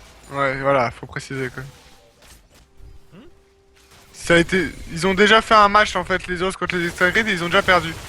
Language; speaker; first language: French; native; French